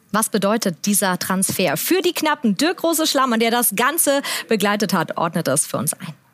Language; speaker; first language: German; native; German